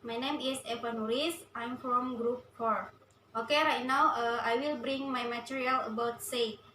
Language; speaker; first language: English; non-native, learner; Indonesian